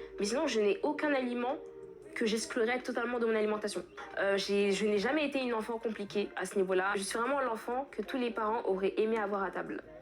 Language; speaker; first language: French; early bilingual, other home language; Fula